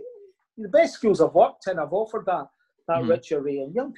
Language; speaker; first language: English; native; English